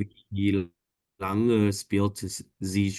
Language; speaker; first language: German; non-native, learner; Indonesian